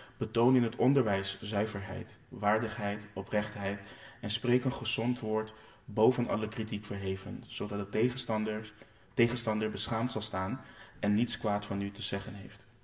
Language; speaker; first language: Dutch; non-native, local second language; Papiamento